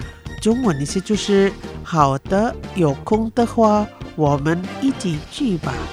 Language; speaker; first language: Chinese; non-native, fluent; Indonesian